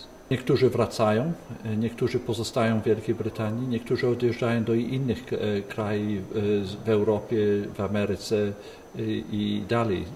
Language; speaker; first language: Polish; early bilingual, heritage; Polish